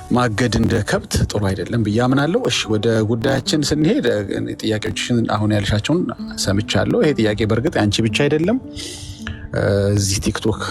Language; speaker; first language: Amharic; native; Amharic